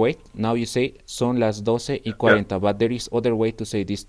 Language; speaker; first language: English; non-native, fluent; Spanish